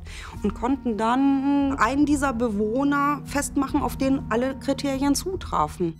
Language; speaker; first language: German; native; German